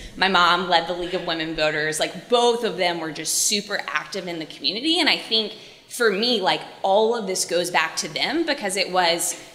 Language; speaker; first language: English; native; English